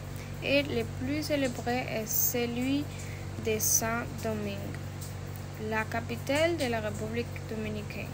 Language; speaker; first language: French; non-native, learner; Spanish